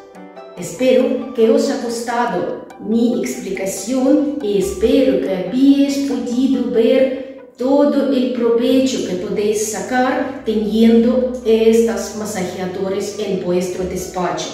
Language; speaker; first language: Spanish; non-native, fluent; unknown